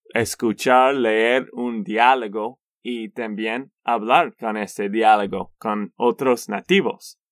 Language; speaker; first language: Spanish; non-native, learner; English